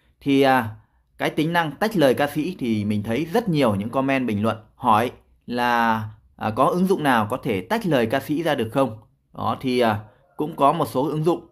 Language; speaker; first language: Vietnamese; native; Vietnamese